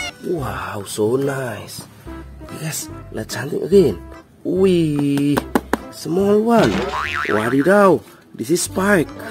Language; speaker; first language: English; non-native, learner; Indonesian